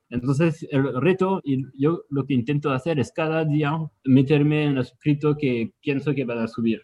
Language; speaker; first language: Spanish; non-native, fluent; French